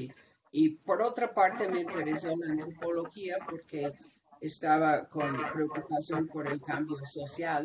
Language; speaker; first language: Spanish; non-native, fluent; English